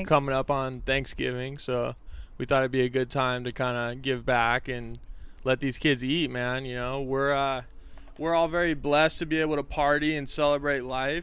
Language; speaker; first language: English; native; English